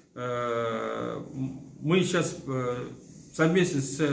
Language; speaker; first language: Russian; non-native, local second language; Kazakh